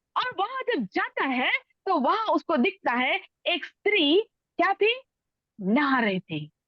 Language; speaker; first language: Hindi; non-native, local second language; Telugu